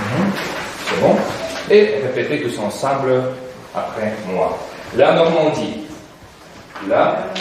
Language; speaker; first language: French; non-native, fluent; Russian